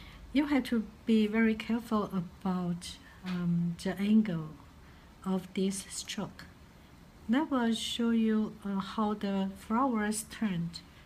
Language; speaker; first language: English; non-native, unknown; Chinese